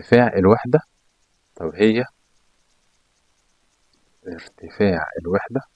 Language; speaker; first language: Arabic; native; Arabic